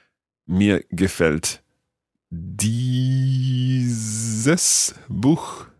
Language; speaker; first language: German; non-native, learner; English